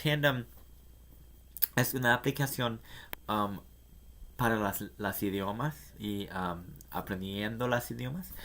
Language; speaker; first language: Spanish; non-native, learner; English